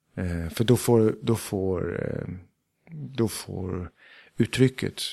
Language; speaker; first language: Swedish; early bilingual, heritage; Danish